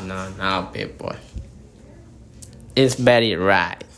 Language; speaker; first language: English; non-native, learner; Spanish